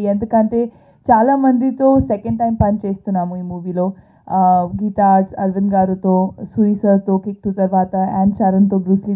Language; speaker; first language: Telugu; non-native, fluent; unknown